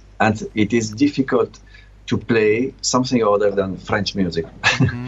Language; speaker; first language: English; non-native, learner; Italian